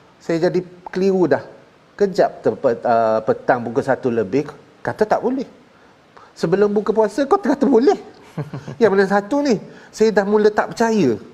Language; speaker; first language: Malay; non-native, local second language; Chinese